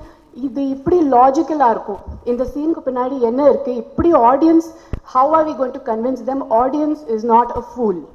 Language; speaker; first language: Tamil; non-native, local second language; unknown